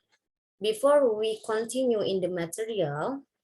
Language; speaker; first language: English; non-native, learner; Indonesian